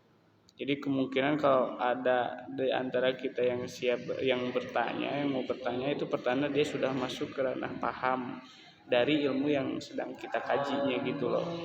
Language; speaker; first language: Indonesian; native; Indonesian